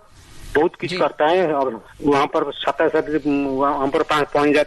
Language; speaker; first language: Hindi; non-native, local second language; Odia